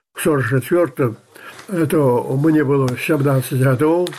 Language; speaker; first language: Russian; non-native, fluent; Belarusian